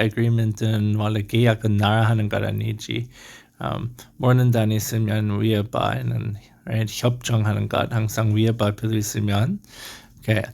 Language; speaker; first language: Korean; non-native, learner; English